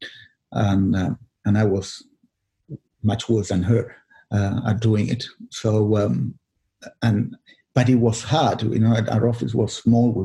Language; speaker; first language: English; non-native, fluent; Spanish